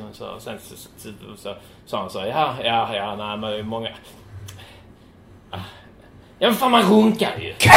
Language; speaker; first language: Swedish; native; Swedish